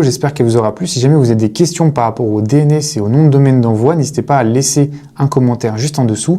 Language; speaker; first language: French; native; French